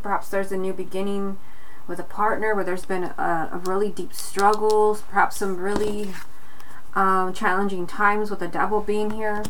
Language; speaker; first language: English; native; English